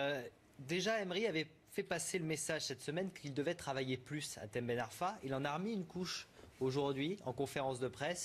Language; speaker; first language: French; native; French